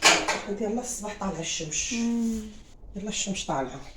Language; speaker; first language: Arabic; native; Arabic